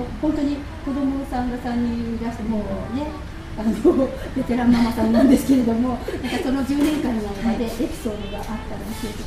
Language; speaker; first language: Japanese; native; Japanese